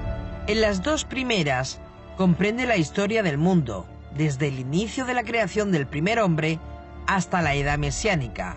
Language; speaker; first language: Spanish; native; Spanish